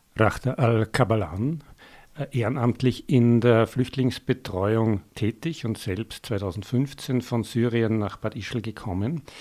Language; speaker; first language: German; native; German